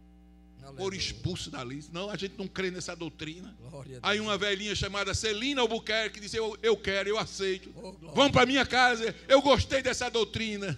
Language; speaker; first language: Portuguese; native; Portuguese